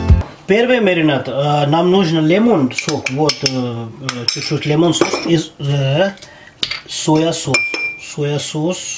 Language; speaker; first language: Russian; non-native, learner; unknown